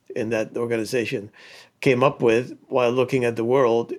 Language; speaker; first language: English; early bilingual, other home language; Spanish